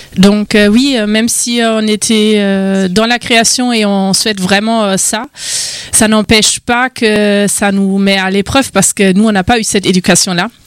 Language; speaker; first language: French; non-native, fluent; German